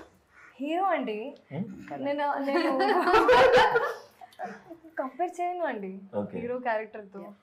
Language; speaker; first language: Telugu; non-native, learner; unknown